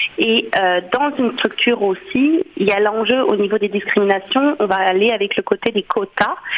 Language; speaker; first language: French; native; French